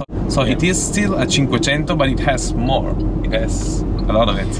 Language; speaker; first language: English; non-native, fluent; Italian